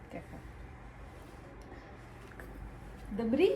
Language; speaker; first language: Hebrew; non-native, learner; Gujarati